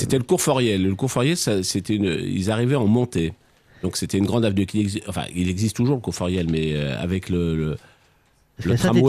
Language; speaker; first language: French; native; French